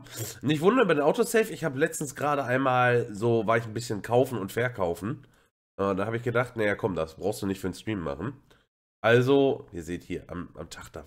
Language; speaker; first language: German; native; German